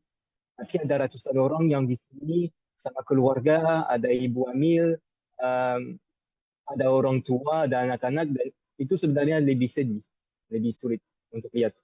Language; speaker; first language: Indonesian; non-native, fluent; French